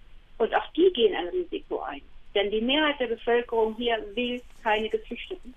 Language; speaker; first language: German; native; German